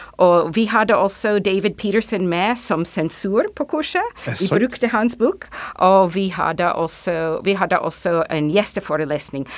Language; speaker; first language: Norwegian; non-native, fluent; English